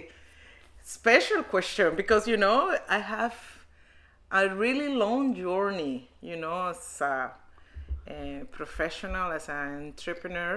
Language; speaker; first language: English; non-native, learner; Spanish